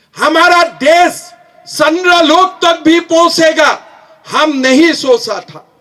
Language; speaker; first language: Hindi; non-native, local second language; Assamese